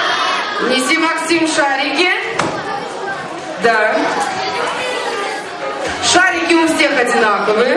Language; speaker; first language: Russian; native; Russian